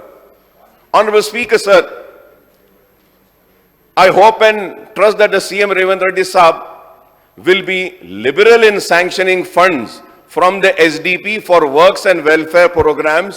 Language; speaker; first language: English; non-native, local second language; Urdu